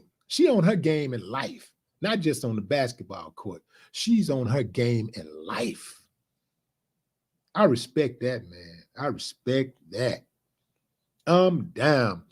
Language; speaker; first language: English; native; English